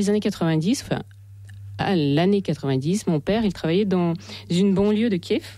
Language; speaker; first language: French; non-native, fluent; Russian